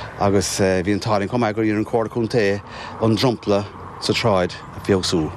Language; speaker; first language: Irish; native; Irish